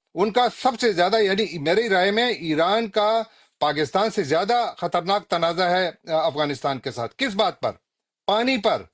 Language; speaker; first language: Urdu; non-native, local second language; Pashto